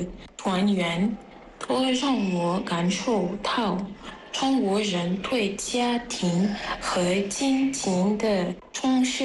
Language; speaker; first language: Chinese; non-native, learner; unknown